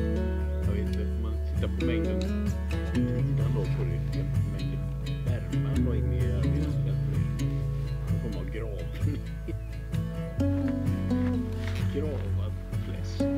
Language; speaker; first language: Swedish; native; Swedish